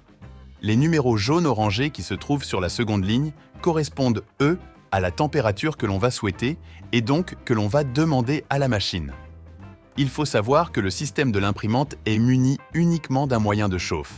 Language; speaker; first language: French; native; French